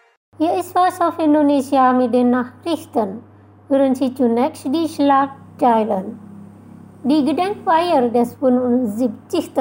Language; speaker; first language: German; non-native, fluent; Indonesian